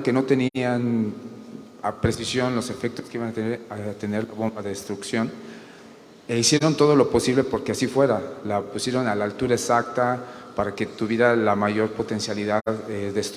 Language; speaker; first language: Spanish; native; Spanish